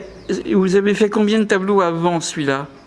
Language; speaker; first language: French; native; French